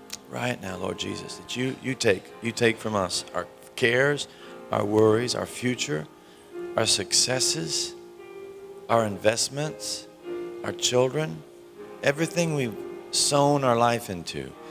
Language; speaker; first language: English; native; English